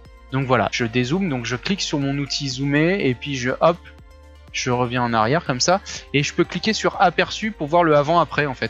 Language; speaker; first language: French; native; French